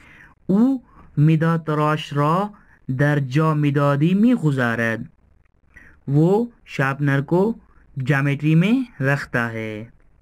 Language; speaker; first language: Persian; non-native, fluent; Urdu